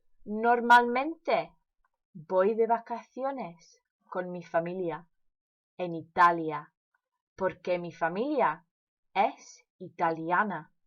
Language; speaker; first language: Spanish; non-native, fluent; English